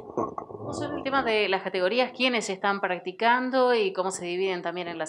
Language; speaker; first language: Spanish; native; Spanish